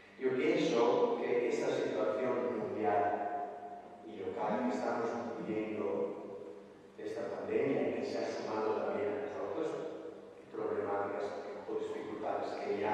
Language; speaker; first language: Spanish; non-native, fluent; Italian